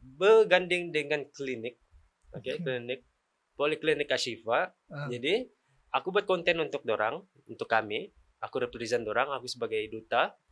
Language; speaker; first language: Malay; native; Malay